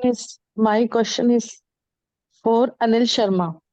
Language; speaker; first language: English; non-native, learner; Hindi